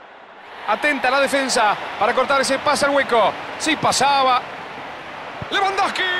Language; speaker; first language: Spanish; native; Spanish